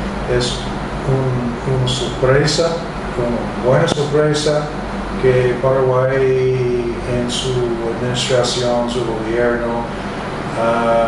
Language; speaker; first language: Spanish; non-native, fluent; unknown